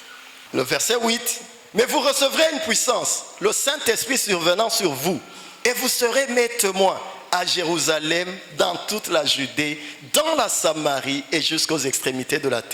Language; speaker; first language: French; non-native, local second language; Rundi